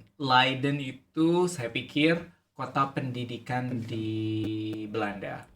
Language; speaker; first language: Indonesian; native; Indonesian